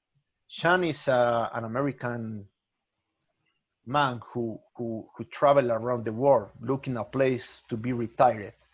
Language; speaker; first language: English; non-native, learner; Spanish